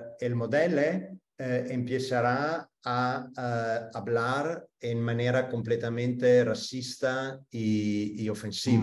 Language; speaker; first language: Spanish; non-native, fluent; Italian